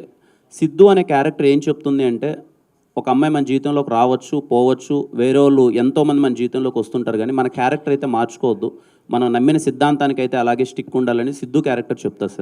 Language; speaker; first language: Telugu; native; Telugu